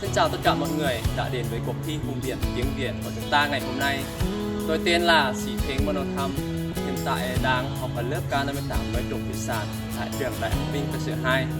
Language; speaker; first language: Vietnamese; non-native, fluent; Lao